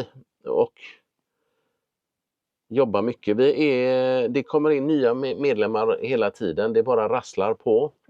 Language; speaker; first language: Swedish; native; Swedish